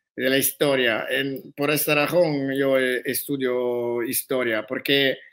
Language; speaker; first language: Spanish; non-native, learner; Italian